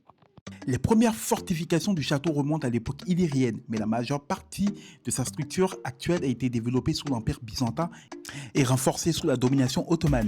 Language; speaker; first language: French; native; French